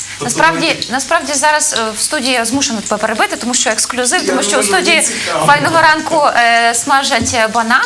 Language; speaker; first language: Ukrainian; native; Ukrainian